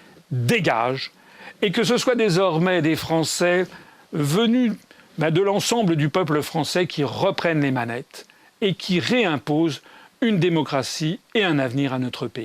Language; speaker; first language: French; native; French